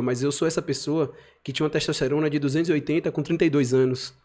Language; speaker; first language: Portuguese; native; Portuguese